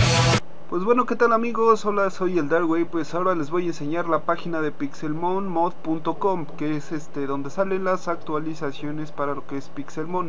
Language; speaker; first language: Spanish; native; Spanish